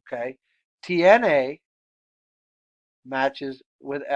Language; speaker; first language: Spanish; non-native, fluent; English